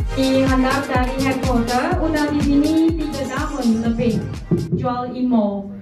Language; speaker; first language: Indonesian; non-native, learner; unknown